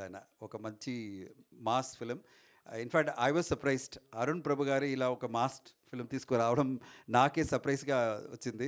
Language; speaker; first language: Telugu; non-native, learner; Tamil